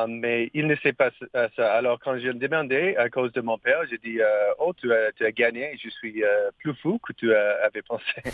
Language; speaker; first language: French; non-native, learner; English